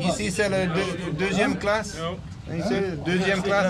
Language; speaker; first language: French; non-native, learner; Dutch